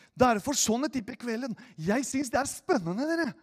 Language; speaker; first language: Norwegian; non-native, fluent; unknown